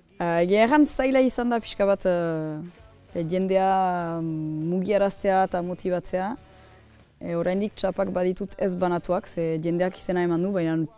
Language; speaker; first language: Basque; native; Basque